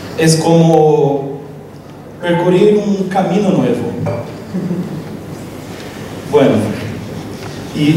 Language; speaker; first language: Spanish; non-native, local second language; Portuguese